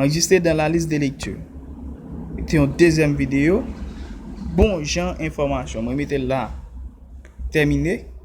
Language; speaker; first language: French; non-native, learner; Haitian Creole